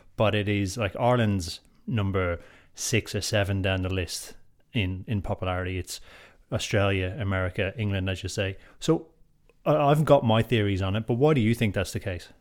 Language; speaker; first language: English; native; English